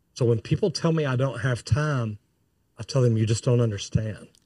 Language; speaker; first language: English; native; English